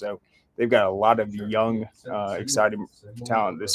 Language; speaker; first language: English; native; English